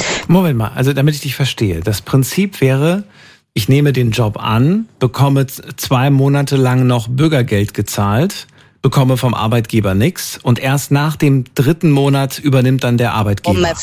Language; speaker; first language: German; native; German